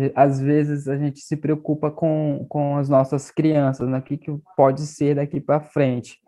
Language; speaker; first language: Portuguese; non-native, local second language; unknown